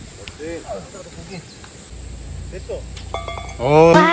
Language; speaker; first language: Korean; native; Korean